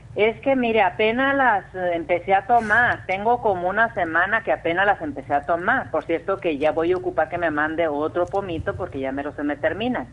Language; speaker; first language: Spanish; native; Spanish